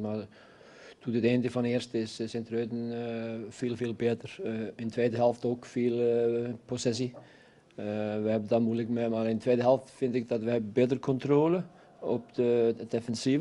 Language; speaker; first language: Dutch; non-native, fluent; Icelandic